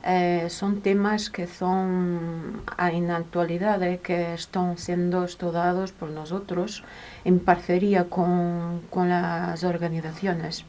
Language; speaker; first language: Spanish; non-native, fluent; Portuguese